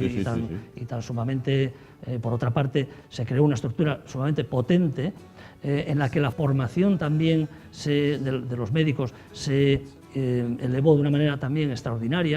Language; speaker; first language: Spanish; native; Spanish